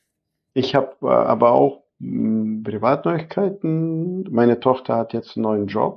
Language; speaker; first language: German; non-native, fluent; Arabic